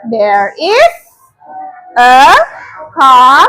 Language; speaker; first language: English; non-native, learner; Indonesian